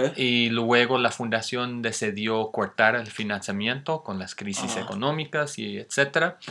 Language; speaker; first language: Spanish; non-native, fluent; English